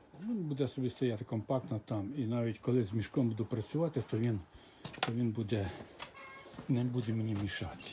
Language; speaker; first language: Ukrainian; native; Ukrainian